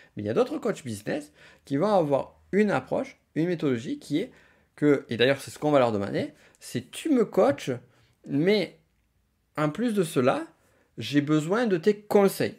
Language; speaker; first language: French; native; French